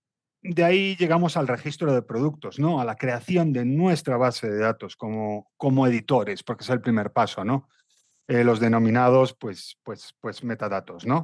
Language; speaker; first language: Spanish; native; Spanish